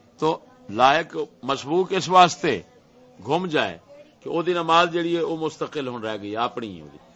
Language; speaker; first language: Urdu; non-native, local second language; Punjabi